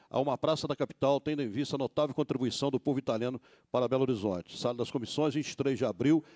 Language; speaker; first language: Portuguese; native; Portuguese